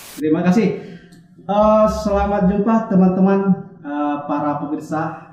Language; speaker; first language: Indonesian; non-native, local second language; Minangkabau